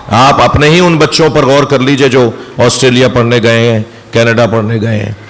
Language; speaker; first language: Urdu; native; Urdu